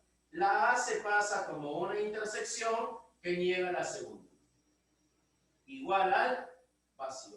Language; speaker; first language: Spanish; native; Spanish